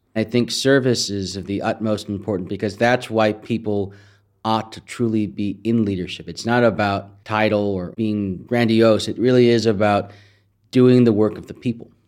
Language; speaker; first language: English; native; English